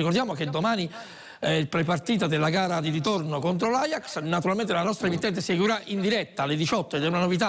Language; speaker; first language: Italian; native; Italian